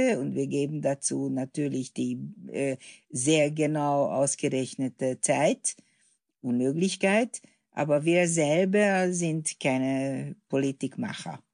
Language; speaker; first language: German; non-native, fluent; Hungarian